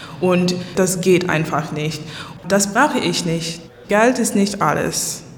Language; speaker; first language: German; non-native, learner; English